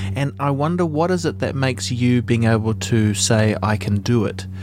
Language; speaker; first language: English; native; English